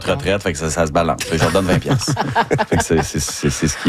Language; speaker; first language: French; native; French